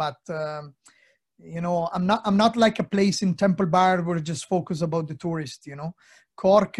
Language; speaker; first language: English; non-native, fluent; Italian